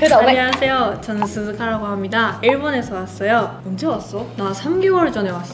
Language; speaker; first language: Korean; non-native, learner; Japanese